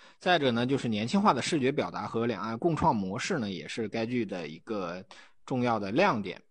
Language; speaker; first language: Chinese; native; Chinese